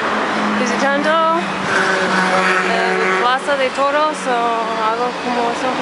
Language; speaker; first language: Spanish; non-native, learner; English